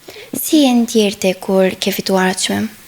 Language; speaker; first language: Albanian; native; Albanian